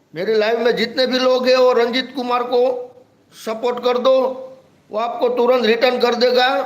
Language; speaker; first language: Hindi; non-native, local second language; Gujarati